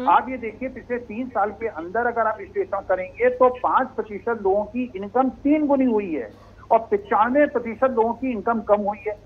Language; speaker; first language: Hindi; native; Hindi